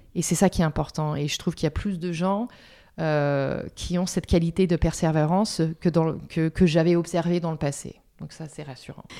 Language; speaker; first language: French; non-native, fluent; English